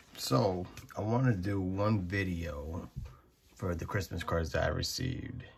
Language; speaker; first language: English; native; English